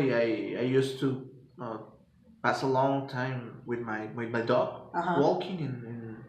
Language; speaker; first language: English; non-native, fluent; Spanish